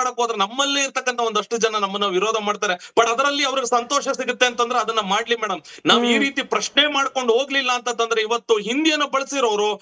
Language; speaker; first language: Kannada; native; Kannada